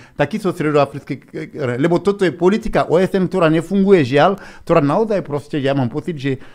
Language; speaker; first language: Slovak; non-native, fluent; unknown